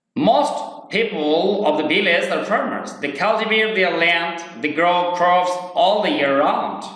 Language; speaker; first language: English; non-native, local second language; Bangla